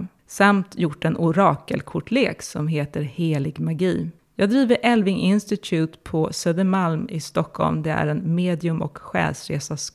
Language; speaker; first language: Swedish; native; Swedish